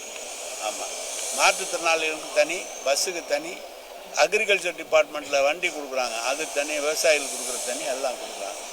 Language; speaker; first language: Tamil; native; Tamil